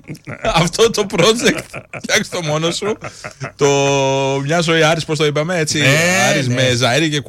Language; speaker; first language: Greek; native; Greek